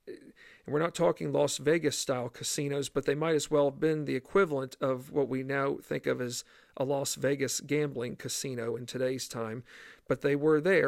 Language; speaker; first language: English; native; English